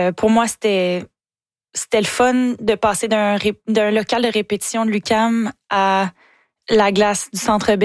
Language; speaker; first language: French; native; French